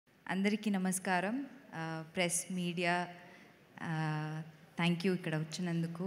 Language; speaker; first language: Telugu; non-native, fluent; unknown